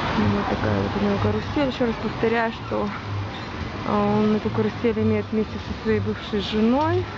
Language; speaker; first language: Russian; native; Russian